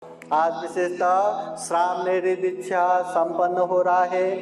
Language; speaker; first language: Hindi; non-native, local second language; Marathi